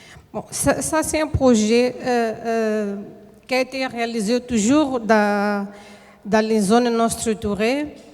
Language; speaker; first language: French; non-native, fluent; Portuguese